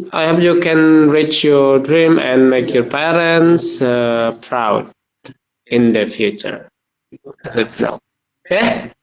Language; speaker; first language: English; non-native, learner; Indonesian